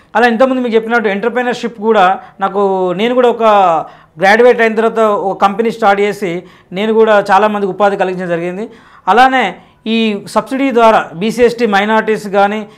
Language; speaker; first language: Telugu; native; Telugu